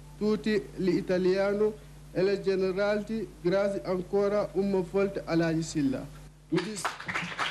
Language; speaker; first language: Italian; non-native, learner; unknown